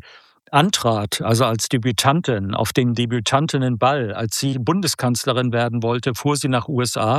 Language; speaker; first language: German; native; German